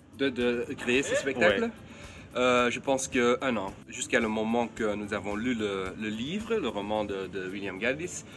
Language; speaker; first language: French; non-native, fluent; Dutch